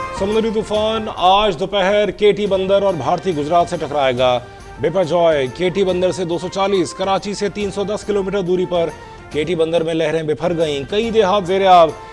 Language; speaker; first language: Urdu; native; Urdu